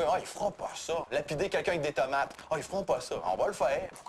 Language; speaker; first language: French; native; French